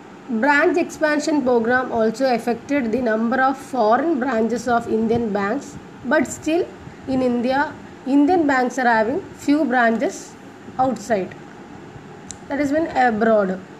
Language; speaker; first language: English; non-native, local second language; Malayalam